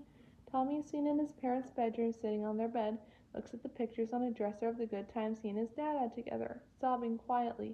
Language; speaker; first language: English; native; English